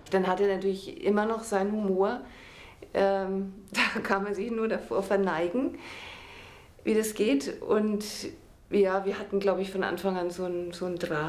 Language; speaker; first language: German; native; German